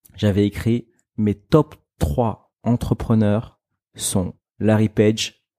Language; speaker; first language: French; native; French